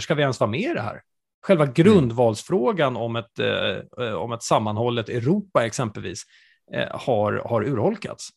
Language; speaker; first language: Swedish; native; Swedish